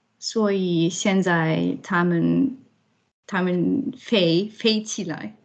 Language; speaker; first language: Chinese; non-native, learner; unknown